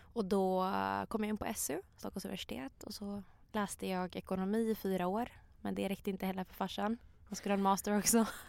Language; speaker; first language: Swedish; native; Swedish